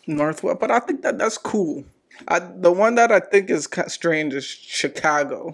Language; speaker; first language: English; early bilingual, other home language; Spanish